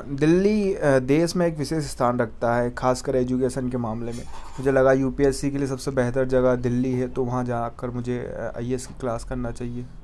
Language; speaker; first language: Hindi; native; Hindi